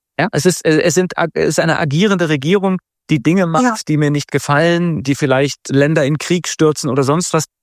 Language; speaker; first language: German; native; German